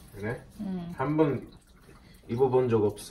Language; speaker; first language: Korean; non-native, learner; English